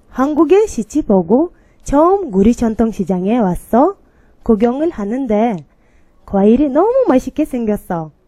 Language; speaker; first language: Korean; non-native, learner; Kyrgyz